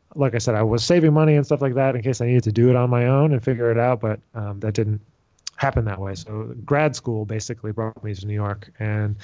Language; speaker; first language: English; native; English